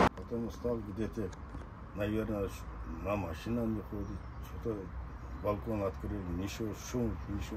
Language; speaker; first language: Russian; non-native, local second language; Kazakh